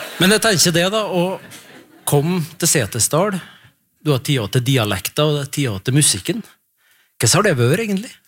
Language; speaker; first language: Norwegian; native; Norwegian